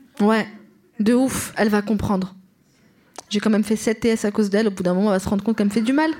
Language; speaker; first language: French; native; French